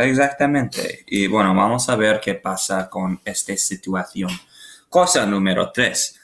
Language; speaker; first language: Spanish; non-native, learner; English